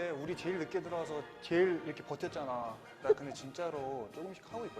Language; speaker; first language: Korean; native; Korean